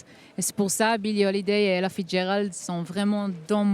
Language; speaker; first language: French; non-native, fluent; Hebrew